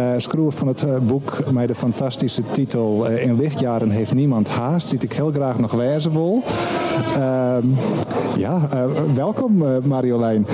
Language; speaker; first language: Dutch; non-native, local second language; Western Frisian